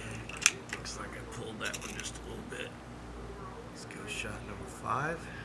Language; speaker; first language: English; native; English